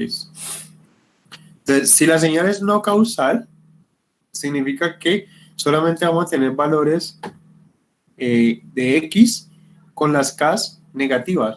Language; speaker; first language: Spanish; native; Spanish